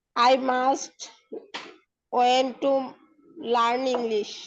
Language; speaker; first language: English; non-native, learner; Bangla